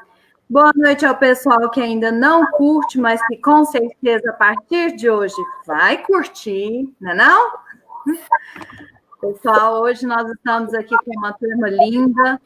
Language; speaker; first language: Portuguese; native; Portuguese